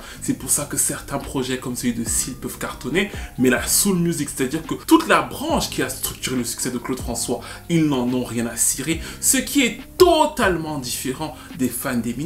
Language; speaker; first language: French; native; French